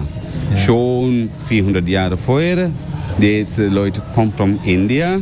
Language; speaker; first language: German; non-native, learner; Sinhala